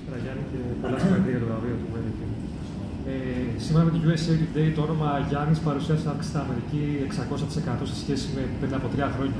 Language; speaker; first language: Greek; native; Greek